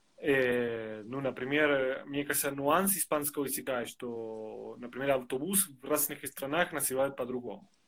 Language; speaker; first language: Russian; non-native, fluent; Spanish